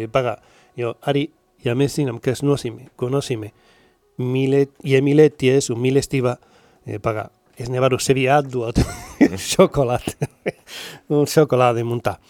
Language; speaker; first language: Latvian; non-native, learner; Spanish